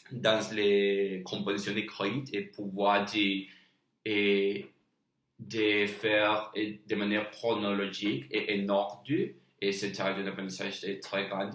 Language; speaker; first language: French; non-native, learner; Spanish